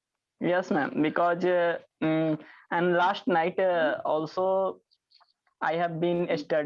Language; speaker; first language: English; non-native, learner; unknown